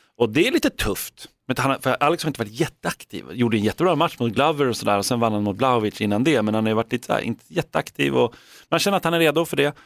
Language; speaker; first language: Swedish; native; Swedish